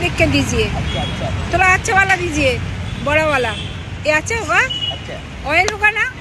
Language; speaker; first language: Hindi; non-native, local second language; Bangla